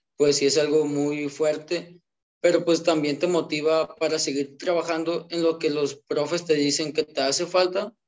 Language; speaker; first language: Spanish; native; Spanish